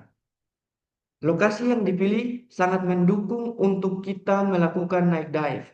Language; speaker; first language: Indonesian; native; Indonesian